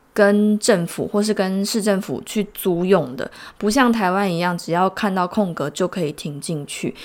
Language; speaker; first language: Chinese; native; Chinese